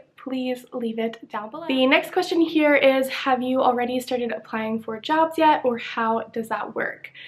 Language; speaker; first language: English; native; English